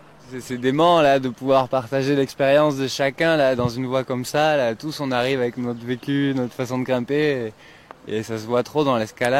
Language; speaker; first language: French; native; French